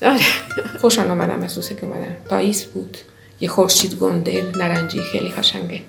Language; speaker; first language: Persian; non-native, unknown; Spanish